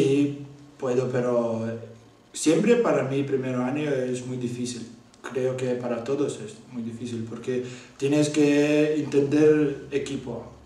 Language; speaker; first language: Spanish; non-native, learner; Lithuanian